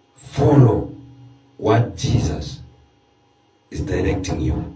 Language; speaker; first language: English; non-native, local second language; Swahili